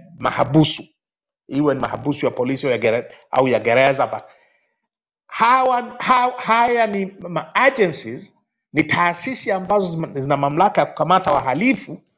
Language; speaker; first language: Swahili; non-native, local second language; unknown